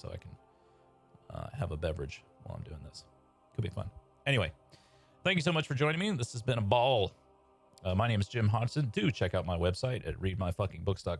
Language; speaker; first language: English; native; English